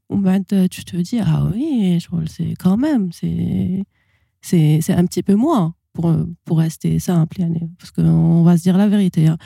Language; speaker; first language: French; non-native, local second language; Arabic